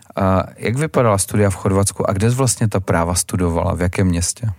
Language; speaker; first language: Czech; native; Czech